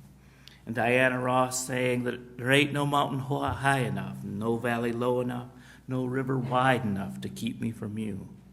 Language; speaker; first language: English; native; English